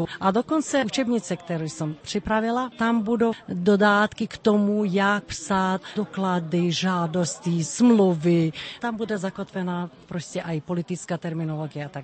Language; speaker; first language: Czech; non-native, fluent; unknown